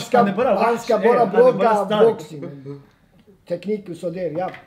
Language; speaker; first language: Swedish; non-native, fluent; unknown